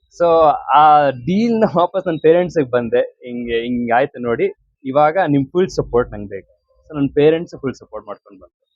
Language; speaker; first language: Kannada; early bilingual, heritage; Kannada